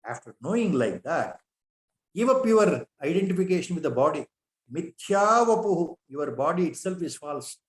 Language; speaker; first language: English; non-native, local second language; Kannada